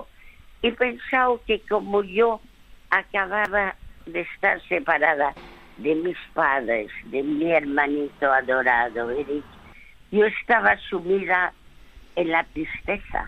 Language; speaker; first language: Spanish; early bilingual, other home language; French